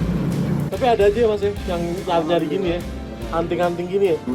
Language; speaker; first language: Indonesian; native; Indonesian